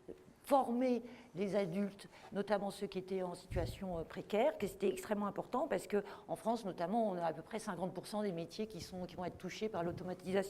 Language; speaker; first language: French; native; French